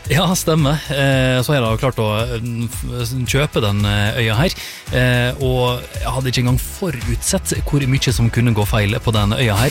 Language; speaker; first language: Norwegian; native; Norwegian